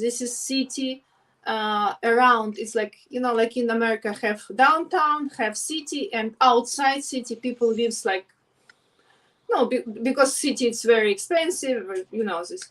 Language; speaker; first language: English; non-native, learner; Ukrainian